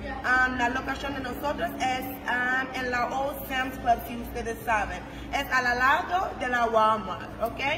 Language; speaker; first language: Spanish; early bilingual, heritage; English